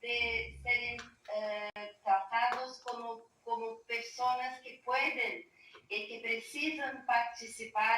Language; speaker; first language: Spanish; non-native, learner; Portuguese